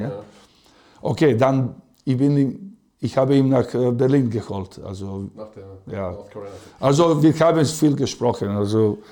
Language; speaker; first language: German; non-native, fluent; Serbian